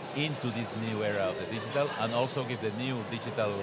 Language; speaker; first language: English; non-native, fluent; Spanish